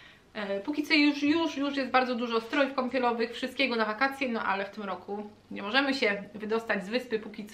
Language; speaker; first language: Polish; native; Polish